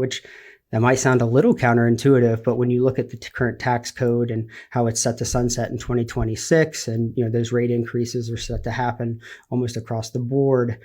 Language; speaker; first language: English; native; English